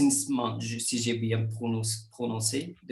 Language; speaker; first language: French; non-native, fluent; Kurdish